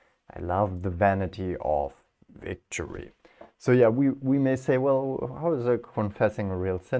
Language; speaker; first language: English; non-native, fluent; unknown